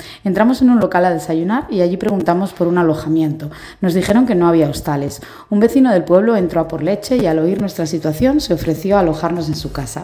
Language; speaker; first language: Spanish; native; Spanish